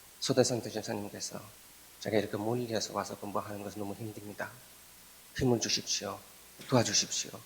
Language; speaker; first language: Korean; non-native, fluent; Bangla